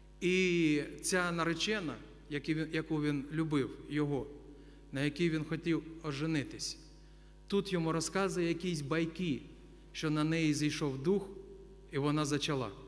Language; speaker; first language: Ukrainian; non-native, local second language; Russian